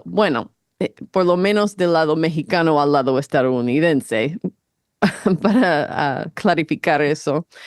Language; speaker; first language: Spanish; non-native, fluent; English